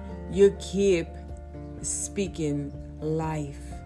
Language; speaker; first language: English; non-native, fluent; Spanish